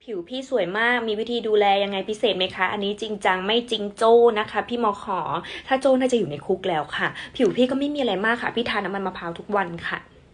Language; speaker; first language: Thai; non-native, local second language; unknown